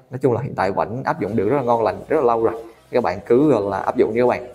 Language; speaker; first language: Vietnamese; native; Vietnamese